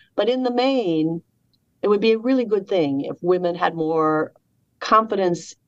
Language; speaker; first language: English; native; English